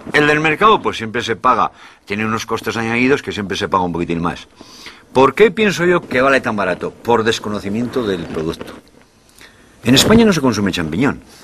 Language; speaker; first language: Spanish; native; Spanish